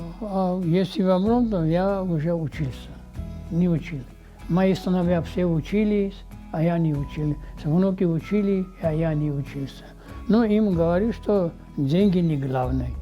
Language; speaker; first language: Russian; non-native, local second language; Armenian